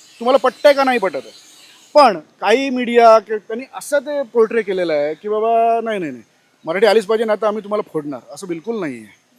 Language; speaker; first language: Marathi; non-native, local second language; Gujarati